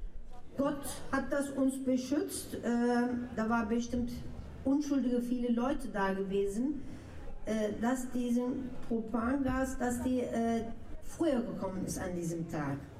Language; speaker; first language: German; non-native, local second language; Turkish